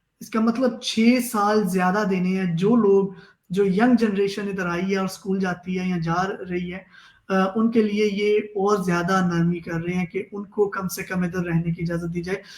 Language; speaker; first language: Urdu; native; Urdu